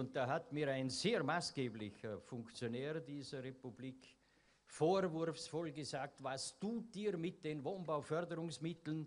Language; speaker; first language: German; native; German